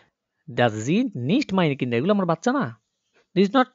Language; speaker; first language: German; non-native, learner; Bangla